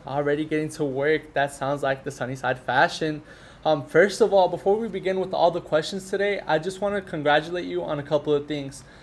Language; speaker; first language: English; early bilingual, other home language; Spanish